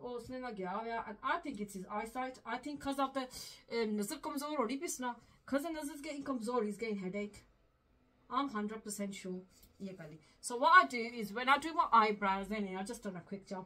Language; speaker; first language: English; early bilingual, other home language; Punjabi